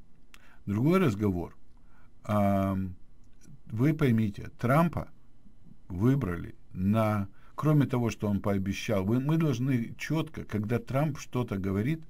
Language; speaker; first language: Russian; native; Russian